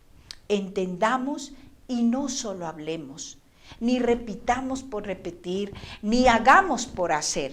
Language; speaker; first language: Spanish; native; Spanish